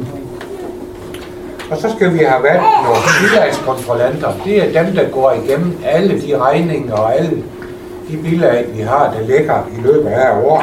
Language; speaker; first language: Danish; native; Danish